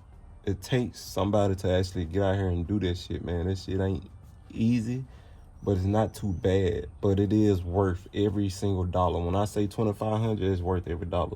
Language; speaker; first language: English; native; English